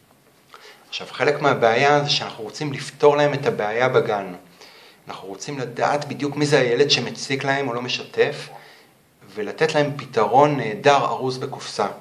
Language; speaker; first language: Hebrew; native; Hebrew